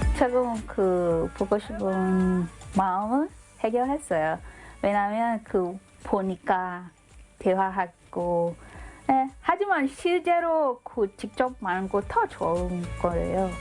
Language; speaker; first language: Korean; non-native, learner; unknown